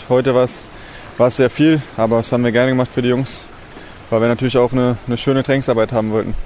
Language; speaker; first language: German; native; German